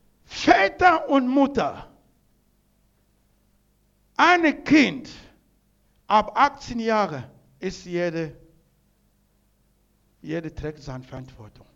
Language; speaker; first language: German; non-native, learner; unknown